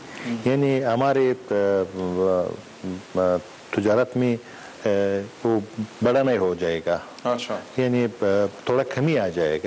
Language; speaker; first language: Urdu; non-native, learner; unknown